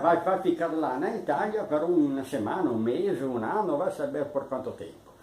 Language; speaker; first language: Portuguese; non-native, fluent; Italian